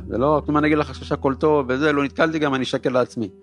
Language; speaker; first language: Hebrew; early bilingual, other home language; Amharic